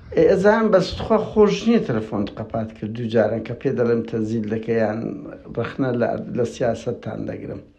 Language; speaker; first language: Central Kurdish; native; Central Kurdish